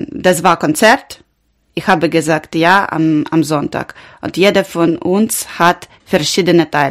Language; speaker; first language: German; non-native, learner; Ukrainian